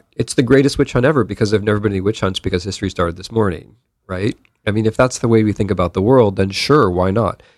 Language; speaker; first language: English; native; English